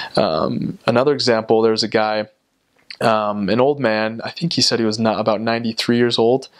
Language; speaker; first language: English; native; English